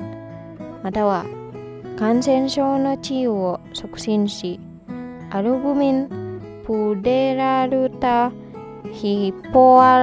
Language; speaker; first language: Japanese; non-native, fluent; Indonesian